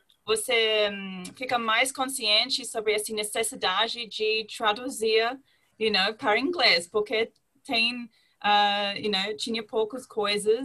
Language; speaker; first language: Portuguese; non-native, fluent; English